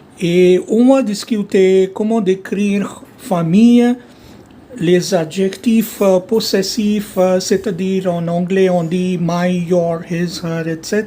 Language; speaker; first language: French; non-native, learner; Hindi